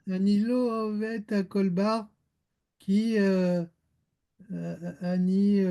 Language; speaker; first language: Hebrew; non-native, learner; French